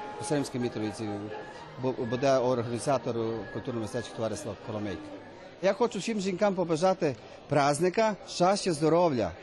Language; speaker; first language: Ukrainian; early bilingual, heritage; Ukrainian